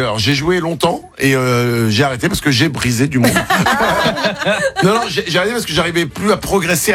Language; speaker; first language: French; native; French